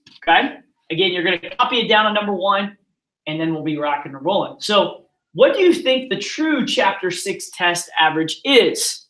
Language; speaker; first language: English; native; English